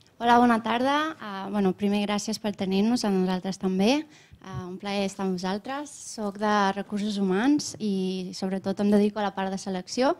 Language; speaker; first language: Catalan; non-native, fluent; Romanian